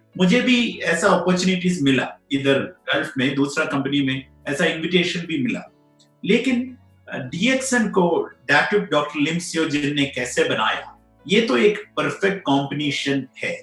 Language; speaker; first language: Hindi; non-native, local second language; Malayalam